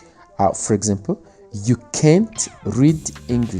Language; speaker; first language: English; non-native, local second language; Kinyarwanda